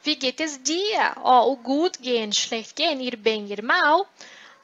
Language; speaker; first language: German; non-native, fluent; Portuguese